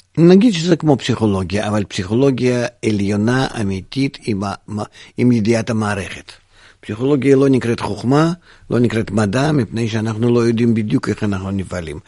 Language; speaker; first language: Hebrew; non-native, fluent; Russian